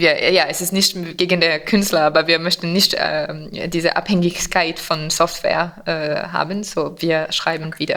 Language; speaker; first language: German; non-native, fluent; French